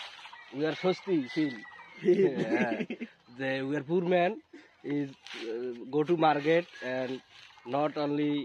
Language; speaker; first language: English; non-native, learner; Bangla